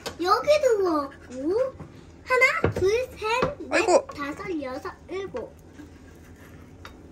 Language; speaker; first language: Korean; early bilingual, other home language; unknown